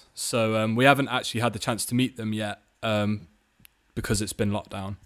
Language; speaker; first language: English; native; English